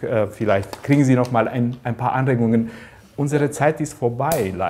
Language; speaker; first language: German; native; German